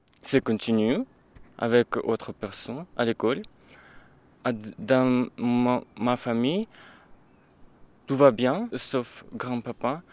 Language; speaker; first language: French; non-native, learner; Ukrainian